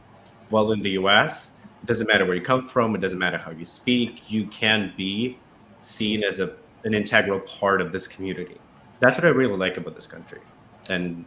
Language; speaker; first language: English; non-native, fluent; Russian